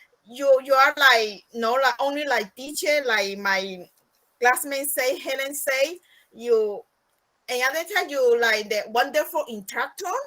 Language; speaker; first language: English; non-native, learner; Spanish